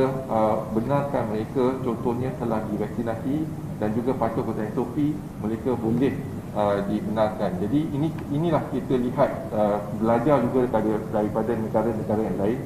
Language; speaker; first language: Malay; native; Malay